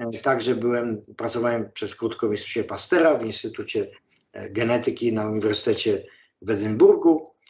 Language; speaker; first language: Polish; native; Polish